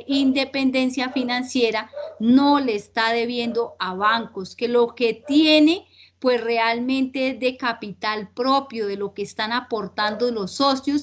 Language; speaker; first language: Spanish; native; Spanish